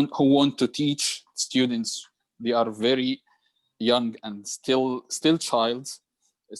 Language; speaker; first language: English; non-native, learner; Arabic